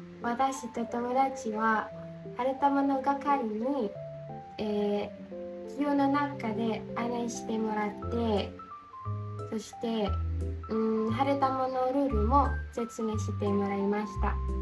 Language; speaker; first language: Japanese; non-native, learner; Indonesian